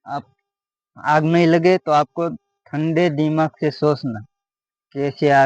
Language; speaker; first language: Hindi; non-native, local second language; Gujarati